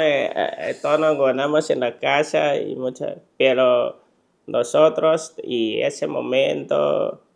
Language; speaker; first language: Spanish; non-native, learner; Chinese